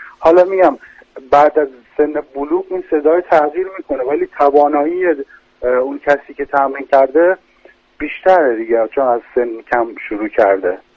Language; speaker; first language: Persian; non-native, local second language; Turkmen